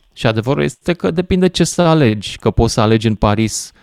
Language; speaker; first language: Romanian; native; Romanian